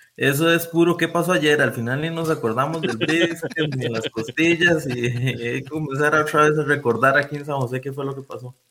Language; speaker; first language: Spanish; native; Spanish